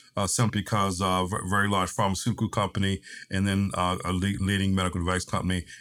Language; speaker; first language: English; native; English